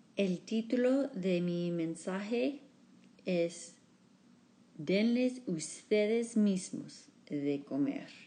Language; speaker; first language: Spanish; non-native, learner; English